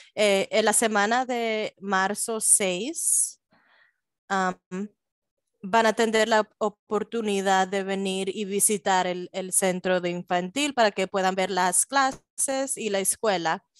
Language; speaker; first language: Spanish; early bilingual, heritage; Spanish